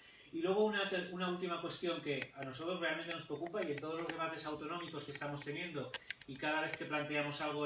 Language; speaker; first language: Spanish; native; Spanish